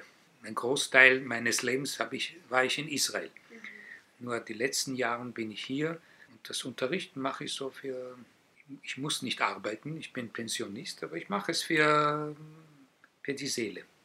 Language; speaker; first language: German; non-native, fluent; Hebrew